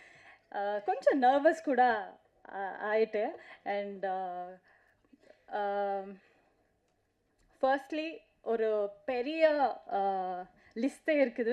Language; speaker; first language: Tamil; non-native, learner; Kannada